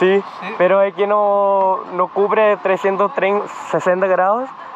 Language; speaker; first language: Spanish; non-native, learner; Thai